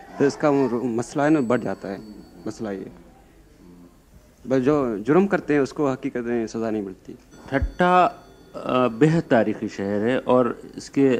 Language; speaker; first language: Urdu; native; Urdu